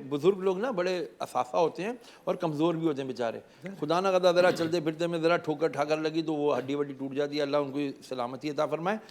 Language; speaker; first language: Urdu; native; Urdu